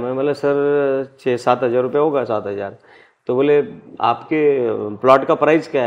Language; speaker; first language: Hindi; non-native, local second language; Marathi